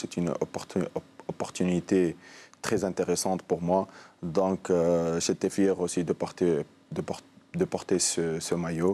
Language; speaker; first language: French; non-native, local second language; Arabic